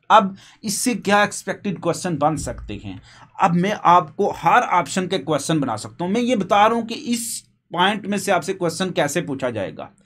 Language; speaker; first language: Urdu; non-native, local second language; Punjabi